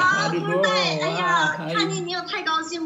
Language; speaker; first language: Chinese; native; Chinese